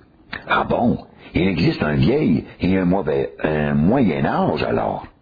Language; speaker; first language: French; native; French